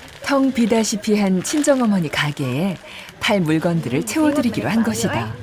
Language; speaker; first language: Korean; native; Korean